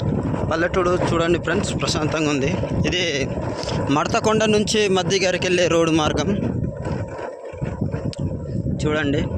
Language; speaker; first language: Telugu; native; Telugu